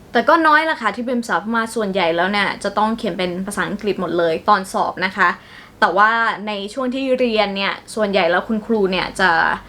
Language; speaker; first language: Thai; non-native, fluent; Burmese